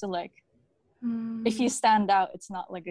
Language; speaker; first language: English; early bilingual, other home language; Japanese